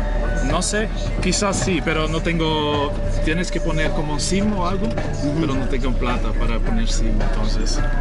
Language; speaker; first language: Spanish; non-native, learner; Dutch